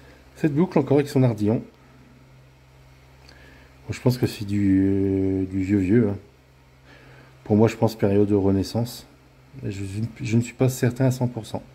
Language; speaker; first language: French; native; French